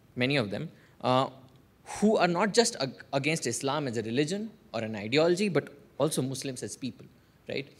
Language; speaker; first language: English; non-native, fluent; Somali